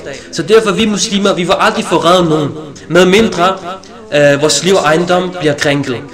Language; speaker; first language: Danish; early bilingual, other home language; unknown